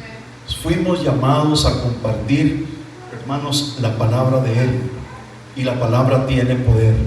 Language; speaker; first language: Spanish; native; Spanish